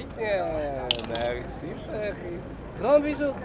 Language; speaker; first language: French; non-native, learner; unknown